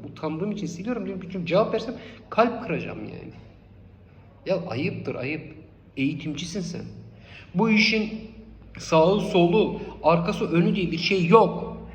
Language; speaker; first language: Turkish; non-native, local second language; Kurdish